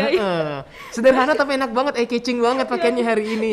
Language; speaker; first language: Indonesian; native; Indonesian